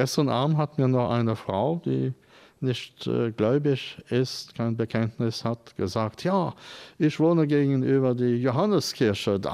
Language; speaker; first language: German; non-native, fluent; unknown